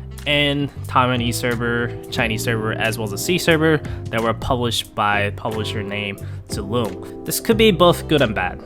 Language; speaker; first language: English; non-native, fluent; Korean